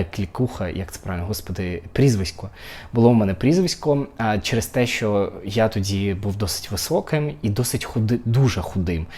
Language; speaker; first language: Ukrainian; native; Ukrainian